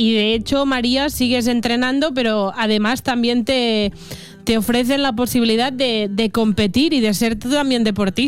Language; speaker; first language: Spanish; non-native, local second language; Catalan